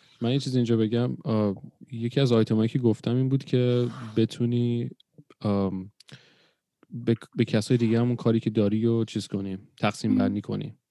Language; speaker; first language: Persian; early bilingual, other home language; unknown